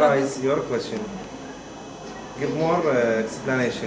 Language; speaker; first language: English; non-native, learner; Arabic